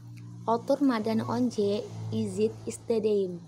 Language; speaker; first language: Turkish; non-native, learner; Indonesian